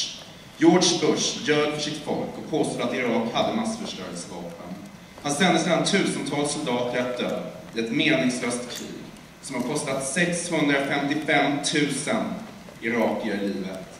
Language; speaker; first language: Swedish; native; Swedish